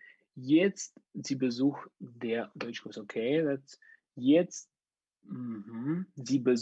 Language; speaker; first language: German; non-native, fluent; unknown